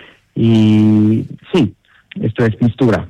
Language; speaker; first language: Spanish; non-native, learner; English